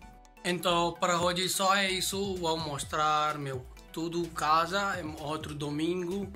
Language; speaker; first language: Portuguese; non-native, learner; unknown